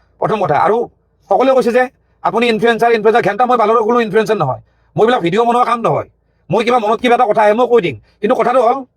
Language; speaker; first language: Assamese; native; Assamese